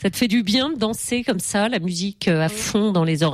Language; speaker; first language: French; native; French